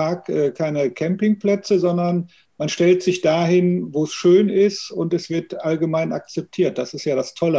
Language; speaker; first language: German; native; German